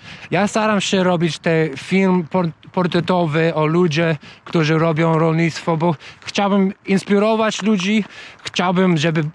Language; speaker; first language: Polish; non-native, learner; English